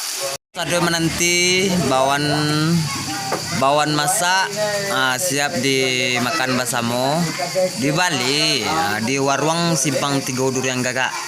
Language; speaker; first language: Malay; non-native, local second language; Minangkabau